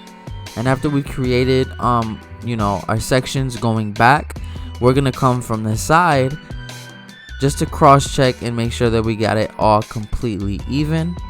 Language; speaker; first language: English; native; English